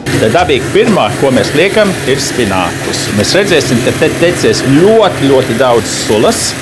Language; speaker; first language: Latvian; early bilingual, heritage; Latvian